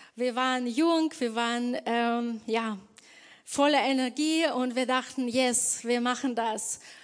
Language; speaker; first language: German; non-native, fluent; Ukrainian